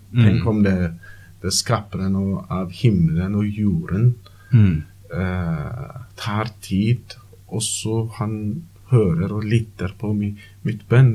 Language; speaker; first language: Norwegian; non-native, learner; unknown